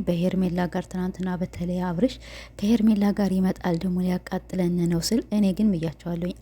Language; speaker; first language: Amharic; native; Amharic